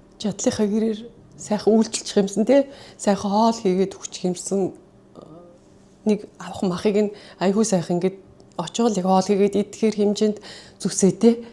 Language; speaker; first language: Mongolian; native; Mongolian